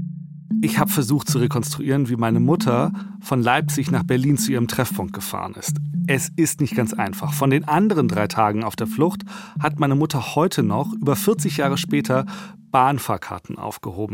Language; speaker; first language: German; native; German